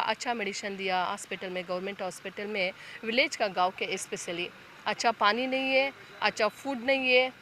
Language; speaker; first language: Hindi; non-native, local second language; Kannada